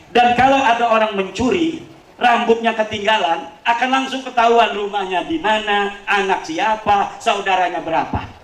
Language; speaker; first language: Indonesian; non-native, local second language; Javanese